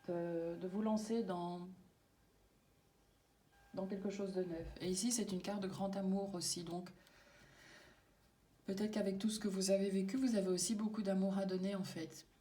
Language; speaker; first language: French; native; French